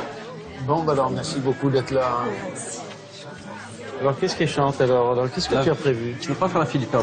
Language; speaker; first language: French; native; French